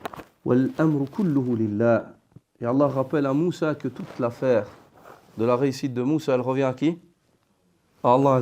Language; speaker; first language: French; native; French